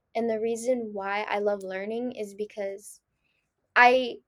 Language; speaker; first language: English; early bilingual, other home language; Spanish